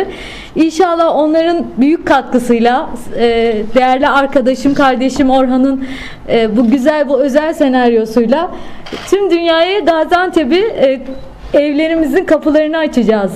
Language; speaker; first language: Turkish; native; Turkish